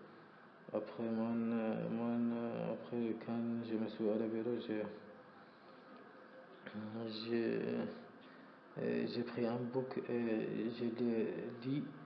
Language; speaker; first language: French; non-native, learner; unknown